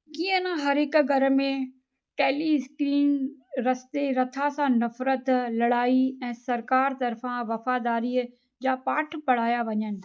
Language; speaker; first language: Sindhi; native; Sindhi